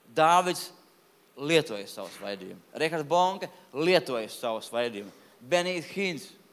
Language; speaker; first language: Latvian; non-native, local second language; Russian